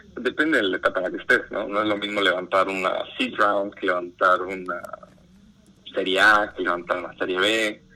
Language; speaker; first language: Spanish; native; Spanish